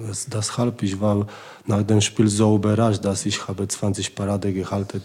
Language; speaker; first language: German; non-native, learner; Polish